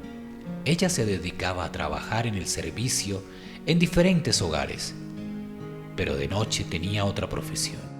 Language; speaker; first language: Spanish; native; Spanish